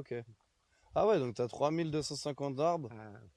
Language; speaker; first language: French; native; French